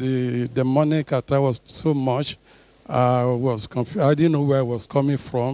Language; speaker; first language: English; non-native, local second language; Yoruba